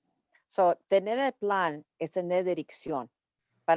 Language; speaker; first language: Spanish; early bilingual, heritage; English